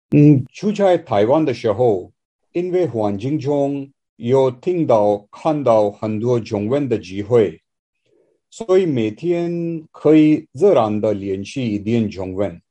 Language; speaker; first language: Chinese; non-native, learner; English